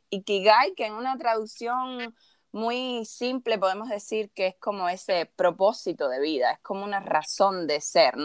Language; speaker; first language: Spanish; native; Spanish